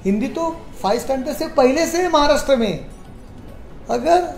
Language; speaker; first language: Hindi; non-native, local second language; Marathi